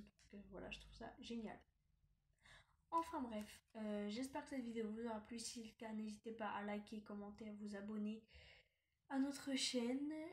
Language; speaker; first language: French; native; French